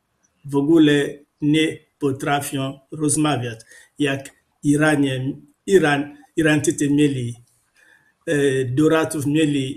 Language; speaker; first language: Polish; non-native, fluent; Lingala